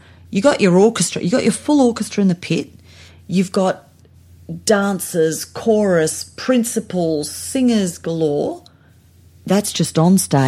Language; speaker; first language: English; native; English